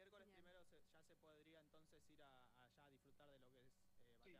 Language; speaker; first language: Spanish; native; Spanish